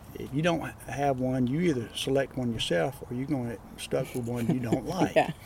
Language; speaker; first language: English; native; English